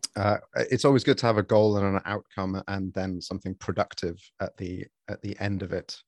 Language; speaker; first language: English; native; English